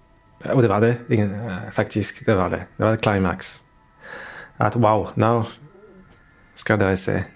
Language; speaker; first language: Norwegian; non-native, fluent; French